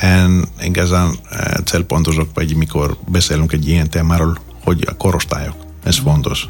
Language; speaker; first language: Hungarian; non-native, fluent; Greek